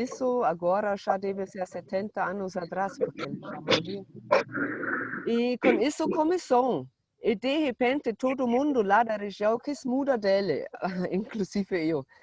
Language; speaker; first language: Portuguese; non-native, fluent; German